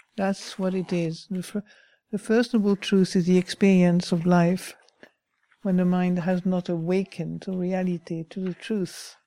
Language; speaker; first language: English; non-native, fluent; French